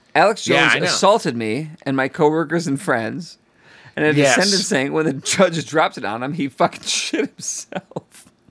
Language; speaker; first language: English; native; English